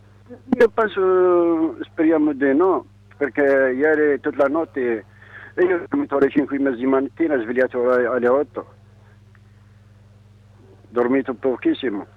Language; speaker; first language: Italian; non-native, learner; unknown